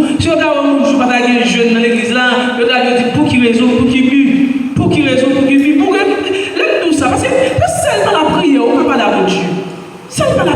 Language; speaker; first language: French; non-native, local second language; Haitian Creole